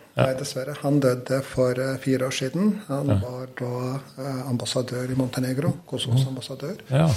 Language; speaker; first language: Norwegian; non-native, fluent; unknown